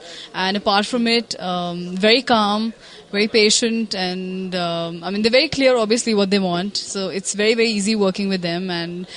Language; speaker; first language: English; non-native, local second language; Punjabi